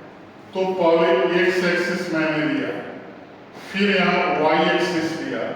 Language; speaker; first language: Hindi; native; Hindi